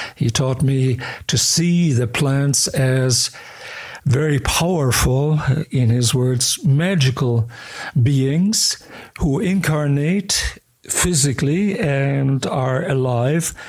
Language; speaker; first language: English; early bilingual, other home language; German